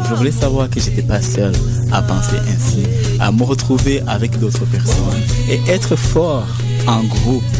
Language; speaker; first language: French; non-native, local second language; Kinyarwanda